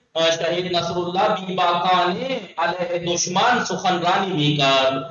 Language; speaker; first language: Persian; non-native, fluent; Urdu